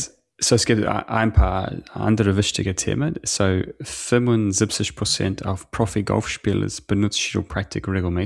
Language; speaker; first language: German; non-native, learner; English